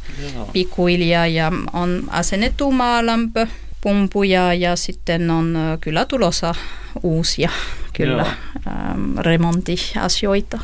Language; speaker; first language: Finnish; non-native, fluent; French